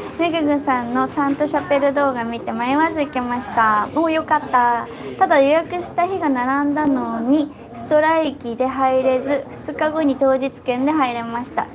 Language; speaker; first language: Japanese; native; Japanese